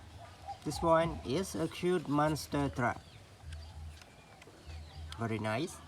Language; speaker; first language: English; non-native, learner; Indonesian